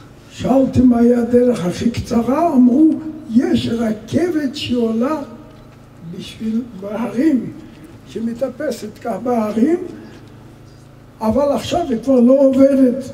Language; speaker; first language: Hebrew; non-native, fluent; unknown